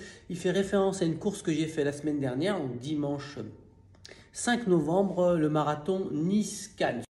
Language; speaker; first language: French; native; French